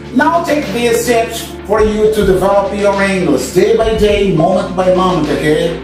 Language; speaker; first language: English; non-native, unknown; Portuguese